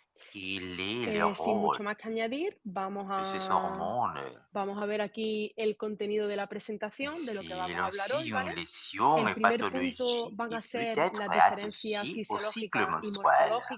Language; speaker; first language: French; non-native, learner; Spanish